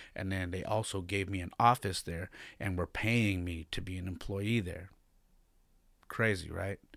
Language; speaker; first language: English; native; English